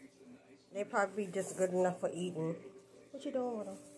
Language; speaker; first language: English; native; English